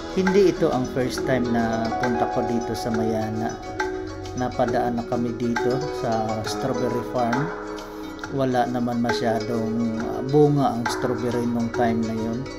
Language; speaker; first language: Filipino; non-native, local second language; Cebuano